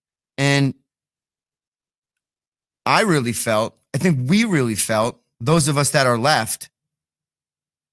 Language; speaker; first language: English; native; English